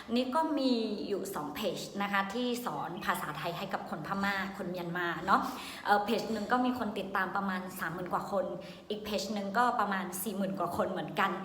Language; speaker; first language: Thai; non-native, fluent; Burmese